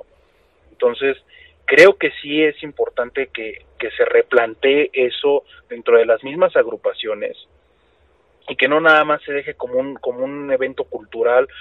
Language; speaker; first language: Spanish; native; Spanish